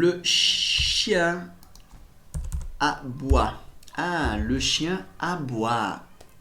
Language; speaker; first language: French; non-native, fluent; Portuguese